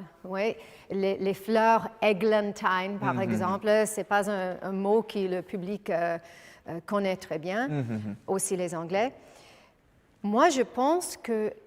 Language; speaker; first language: French; non-native, fluent; English